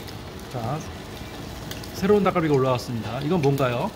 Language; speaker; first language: Korean; native; Korean